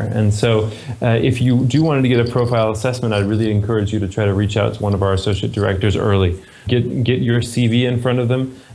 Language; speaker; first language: English; native; English